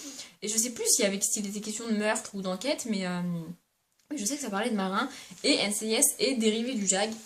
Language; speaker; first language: French; native; French